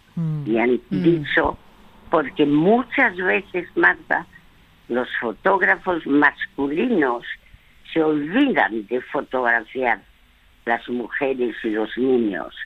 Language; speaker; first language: Spanish; non-native, fluent; French